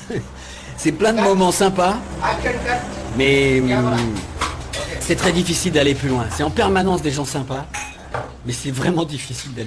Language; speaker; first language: French; native; French